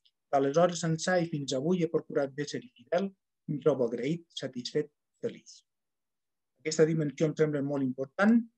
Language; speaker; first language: Catalan; non-native, fluent; Spanish